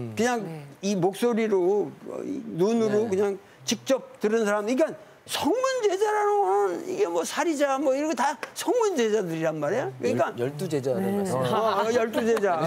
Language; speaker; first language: Korean; native; Korean